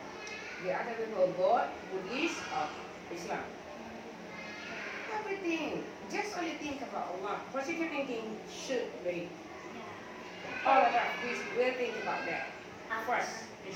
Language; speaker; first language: English; non-native, learner; Thai